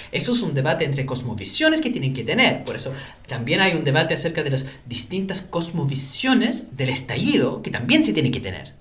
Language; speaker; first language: Spanish; non-native, fluent; English